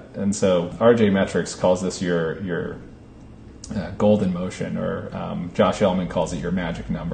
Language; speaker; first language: English; native; English